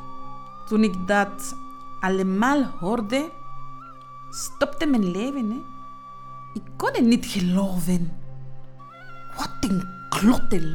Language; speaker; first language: Dutch; non-native, fluent; Spanish